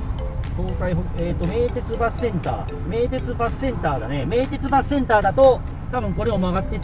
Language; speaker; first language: Japanese; native; Japanese